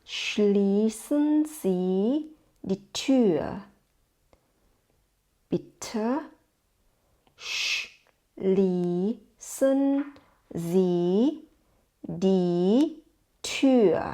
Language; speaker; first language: German; non-native, fluent; Thai